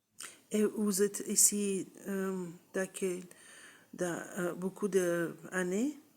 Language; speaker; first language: French; non-native, learner; English